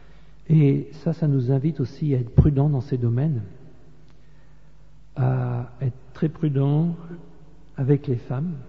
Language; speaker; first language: French; native; French